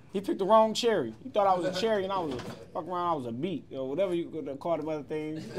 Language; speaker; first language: English; native; English